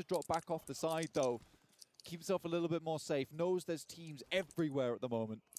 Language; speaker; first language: English; native; English